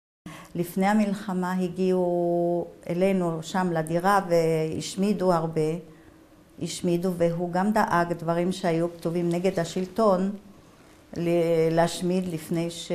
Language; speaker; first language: Hebrew; non-native, fluent; German